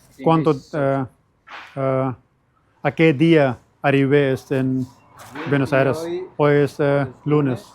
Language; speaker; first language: Spanish; non-native, learner; Hindi